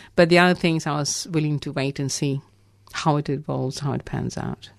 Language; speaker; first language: English; non-native, local second language; Tamil